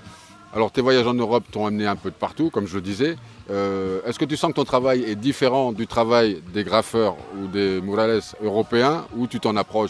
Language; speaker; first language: French; native; French